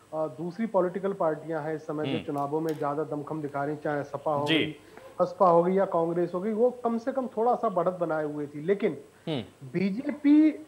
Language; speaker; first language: Hindi; native; Hindi